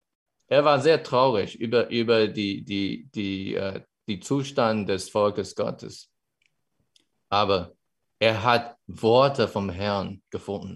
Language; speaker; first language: German; non-native, fluent; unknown